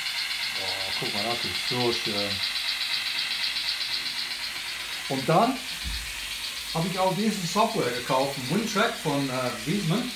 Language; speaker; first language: German; non-native, learner; English